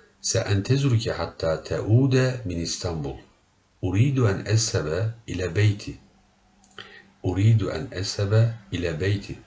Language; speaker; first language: Arabic; non-native, learner; Turkish